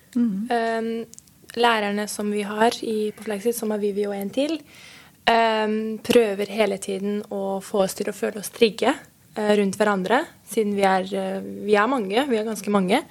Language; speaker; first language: Norwegian; non-native, fluent; Serbian